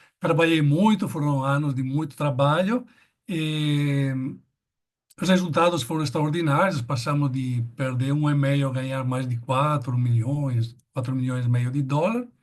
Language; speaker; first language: Portuguese; non-native, fluent; Italian